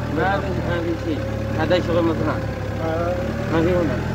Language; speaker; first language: Arabic; non-native, learner; Filipino